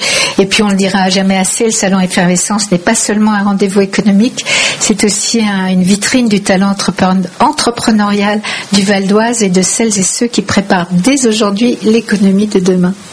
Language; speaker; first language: French; native; French